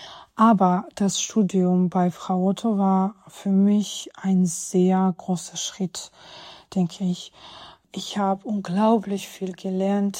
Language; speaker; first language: German; non-native, fluent; Georgian